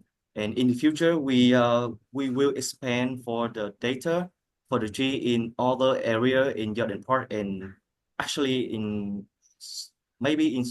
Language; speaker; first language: English; non-native, learner; Vietnamese